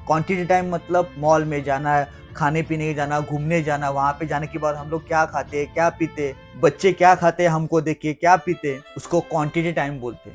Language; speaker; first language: Hindi; non-native, local second language; Marathi